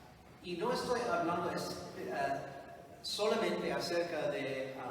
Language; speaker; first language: Spanish; non-native, fluent; English